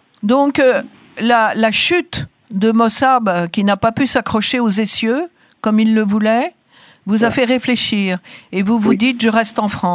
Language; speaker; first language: French; native; French